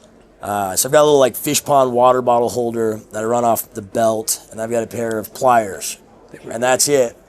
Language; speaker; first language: English; native; English